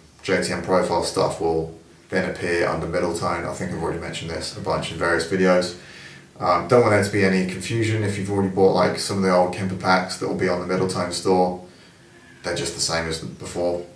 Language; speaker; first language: English; native; English